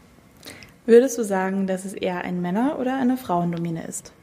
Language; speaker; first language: German; native; German